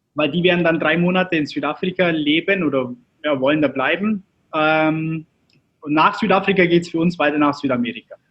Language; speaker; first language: German; early bilingual, other home language; Turkish